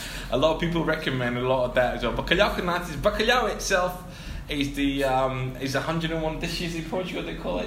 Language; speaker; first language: English; early bilingual, other home language; Portuguese